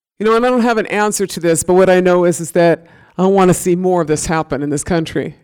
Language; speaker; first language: English; native; English